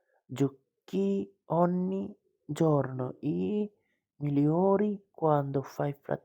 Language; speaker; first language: Italian; non-native, fluent; Bangla